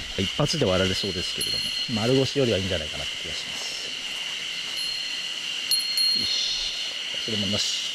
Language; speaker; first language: Japanese; native; Japanese